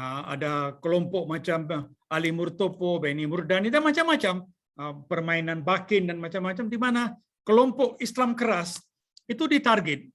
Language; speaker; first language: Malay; non-native, local second language; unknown